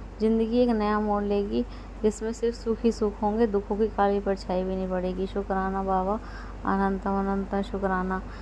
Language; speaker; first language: Hindi; native; Hindi